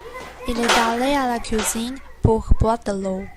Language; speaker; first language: French; non-native, learner; Chinese